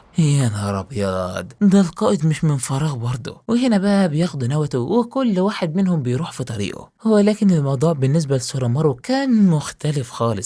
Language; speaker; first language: Arabic; native; Arabic